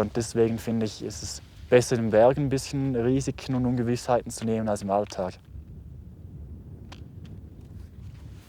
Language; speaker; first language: German; native; German